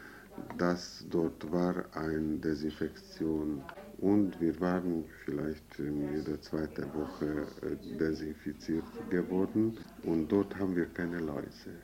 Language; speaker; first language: German; non-native, fluent; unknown